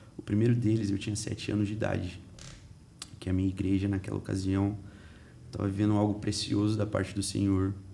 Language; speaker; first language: Portuguese; early bilingual, heritage; Portuguese